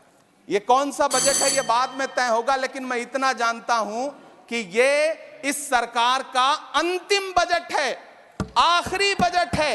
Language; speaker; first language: Hindi; native; Hindi